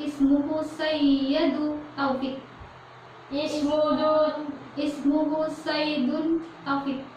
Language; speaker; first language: Arabic; non-native, learner; Indonesian